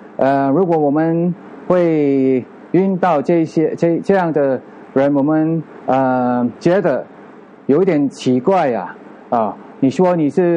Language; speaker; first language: Chinese; non-native, fluent; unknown